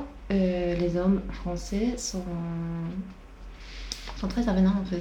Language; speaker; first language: French; non-native, fluent; Swedish